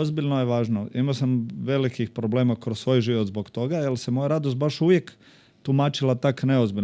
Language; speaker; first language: Croatian; native; Croatian